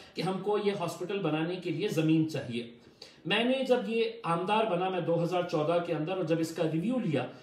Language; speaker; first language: Hindi; non-native, local second language; Urdu